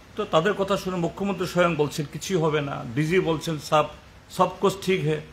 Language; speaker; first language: Bangla; non-native, local second language; Konkani